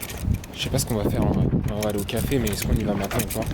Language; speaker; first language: French; native; French